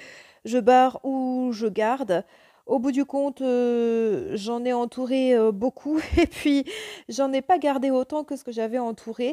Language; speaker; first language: French; native; French